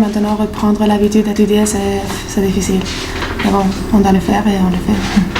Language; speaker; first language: French; non-native, fluent; Spanish